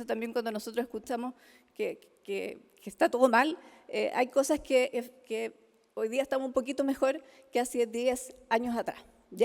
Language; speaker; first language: Spanish; native; Spanish